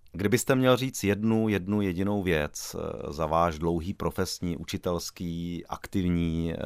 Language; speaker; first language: Czech; native; Czech